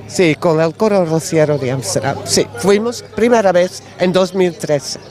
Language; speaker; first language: Spanish; non-native, learner; Dutch